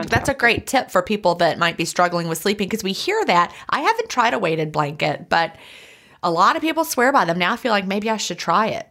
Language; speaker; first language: English; native; English